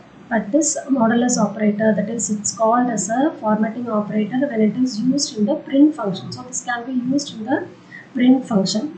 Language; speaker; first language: English; non-native, local second language; Tamil